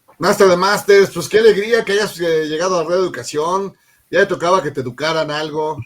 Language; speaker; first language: Spanish; native; Spanish